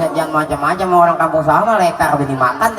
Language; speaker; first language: Indonesian; native; Indonesian